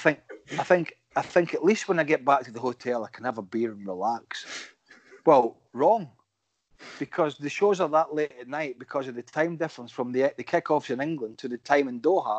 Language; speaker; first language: English; native; English